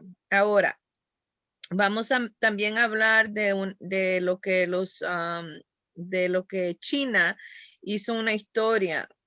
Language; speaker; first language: Spanish; early bilingual, heritage; Spanish